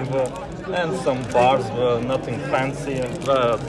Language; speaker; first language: English; non-native, fluent; Latvian